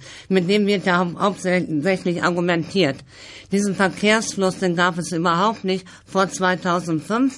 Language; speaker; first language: German; native; German